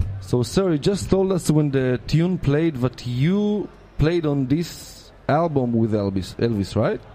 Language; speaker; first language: English; non-native, fluent; Hebrew